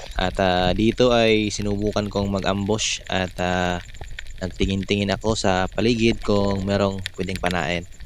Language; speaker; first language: Filipino; non-native, local second language; Cebuano